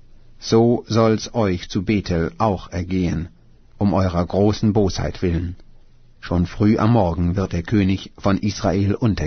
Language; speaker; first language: German; native; German